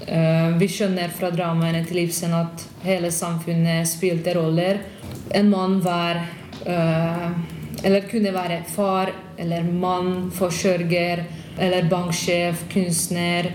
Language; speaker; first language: Norwegian; non-native, fluent; Hungarian